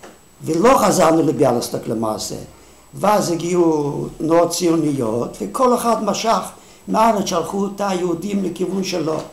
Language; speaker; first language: Hebrew; non-native, fluent; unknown